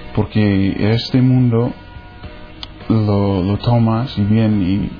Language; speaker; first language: Spanish; non-native, fluent; English